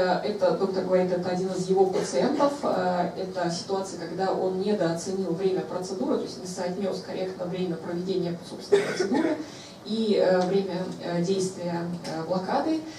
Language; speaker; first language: Russian; native; Russian